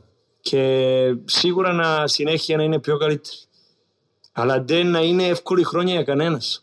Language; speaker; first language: Greek; non-native, learner; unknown